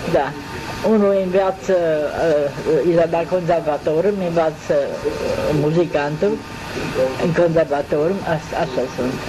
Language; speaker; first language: Romanian; non-native, local second language; German